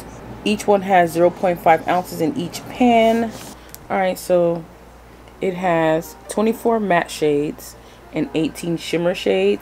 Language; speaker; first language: English; native; English